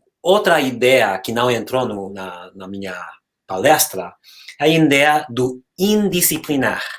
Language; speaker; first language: Portuguese; non-native, fluent; English